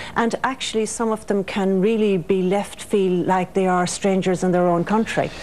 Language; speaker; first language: English; native; English